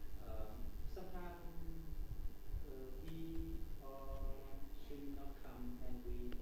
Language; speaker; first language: English; non-native, learner; Vietnamese